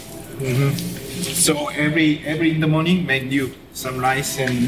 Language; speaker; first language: English; non-native, learner; Korean